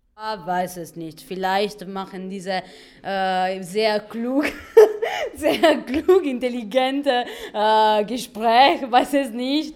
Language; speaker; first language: German; non-native, learner; Italian